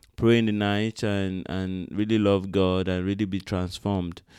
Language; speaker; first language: English; non-native, local second language; Yoruba